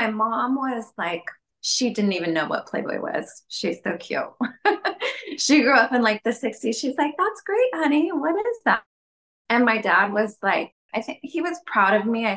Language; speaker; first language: English; native; English